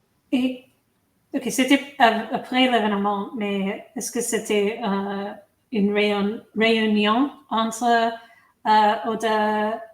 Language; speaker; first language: French; non-native, fluent; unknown